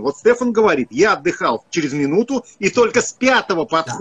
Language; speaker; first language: Russian; native; Russian